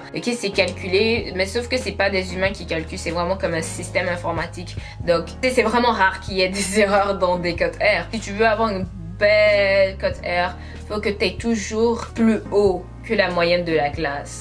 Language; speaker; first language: French; native; French